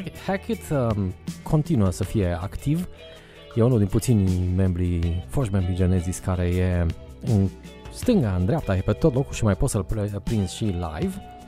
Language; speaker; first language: Romanian; native; Romanian